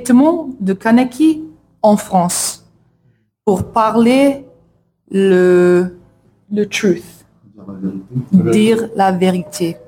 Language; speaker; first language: French; non-native, learner; English